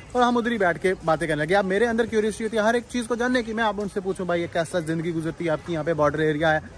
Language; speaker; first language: Hindi; native; Hindi